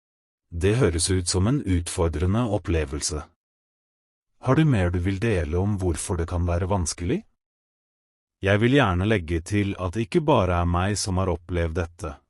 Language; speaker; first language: Norwegian; non-native, fluent; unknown